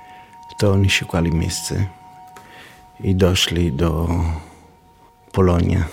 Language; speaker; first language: Polish; non-native, learner; Hebrew